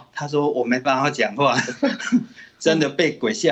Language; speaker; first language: Chinese; native; Chinese